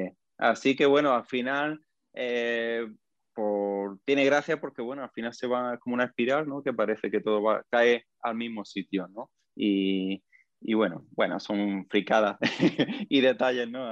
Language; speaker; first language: Spanish; native; Spanish